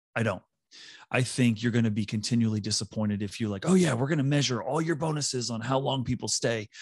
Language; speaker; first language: English; native; English